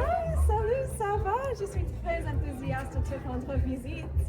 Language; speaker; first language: French; non-native, learner; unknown